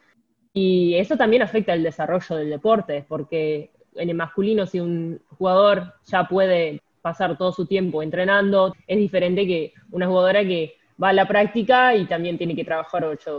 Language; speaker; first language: Spanish; native; Spanish